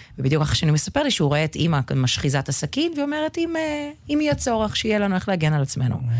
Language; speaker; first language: Hebrew; early bilingual, other home language; Russian